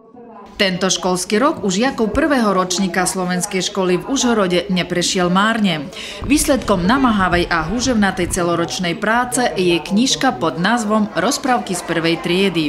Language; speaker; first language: Slovak; non-native, local second language; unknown